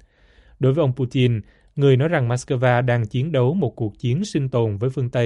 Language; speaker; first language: Vietnamese; native; Vietnamese